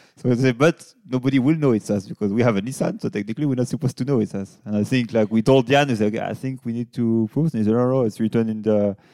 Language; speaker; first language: English; non-native, fluent; French